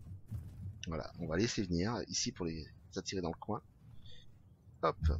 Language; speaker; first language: French; native; French